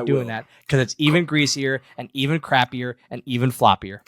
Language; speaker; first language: English; native; English